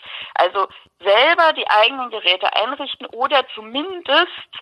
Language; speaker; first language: German; native; German